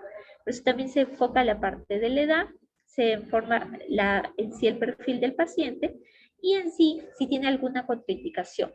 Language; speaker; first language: Spanish; native; Spanish